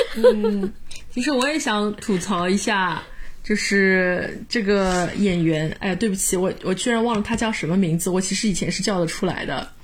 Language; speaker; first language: Chinese; native; Chinese